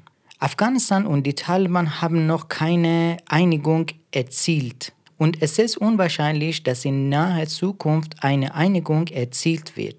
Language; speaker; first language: German; non-native, fluent; Persian